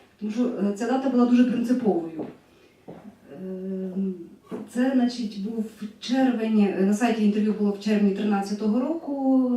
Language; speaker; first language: Ukrainian; native; Ukrainian